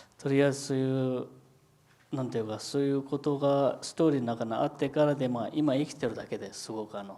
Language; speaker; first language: Japanese; non-native, fluent; Tibetan